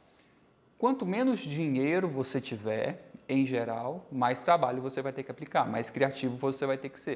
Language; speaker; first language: Portuguese; native; Portuguese